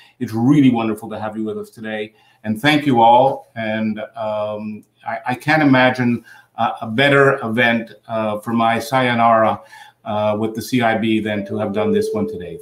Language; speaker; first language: English; native; English